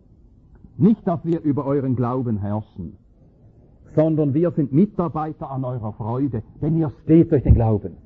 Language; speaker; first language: German; native; German